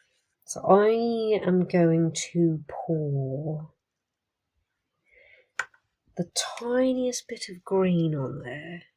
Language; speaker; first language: English; native; English